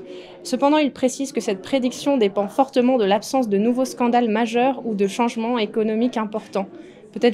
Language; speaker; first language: French; native; French